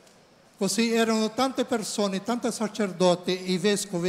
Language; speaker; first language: Italian; non-native, learner; Portuguese